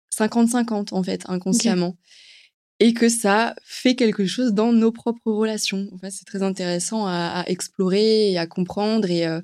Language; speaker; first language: French; native; French